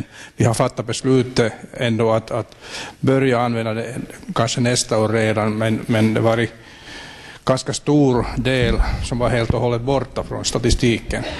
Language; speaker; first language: Swedish; native; Swedish